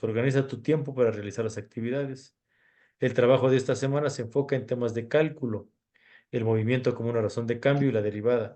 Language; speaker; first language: Spanish; native; Spanish